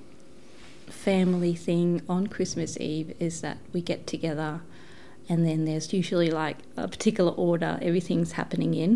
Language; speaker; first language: English; non-native, fluent; Danish